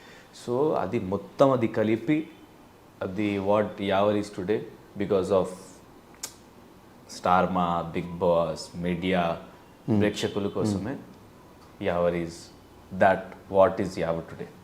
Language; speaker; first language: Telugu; non-native, learner; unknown